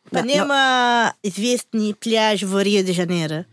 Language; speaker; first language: Russian; non-native, learner; Portuguese